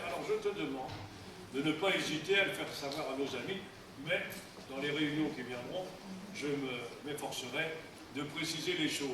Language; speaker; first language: French; native; French